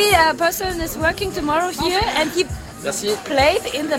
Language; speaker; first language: English; non-native, learner; German